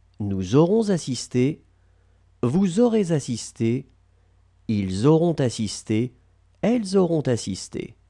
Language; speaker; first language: French; native; French